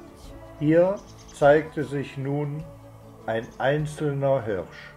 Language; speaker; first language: German; native; German